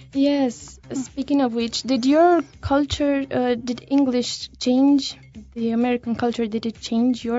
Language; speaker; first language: English; non-native, fluent; Romanian